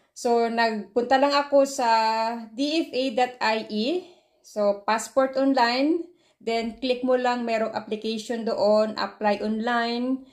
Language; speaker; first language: Filipino; native; Filipino